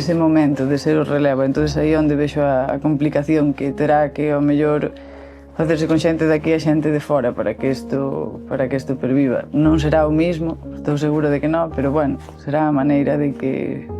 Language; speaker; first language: Galician; native; Galician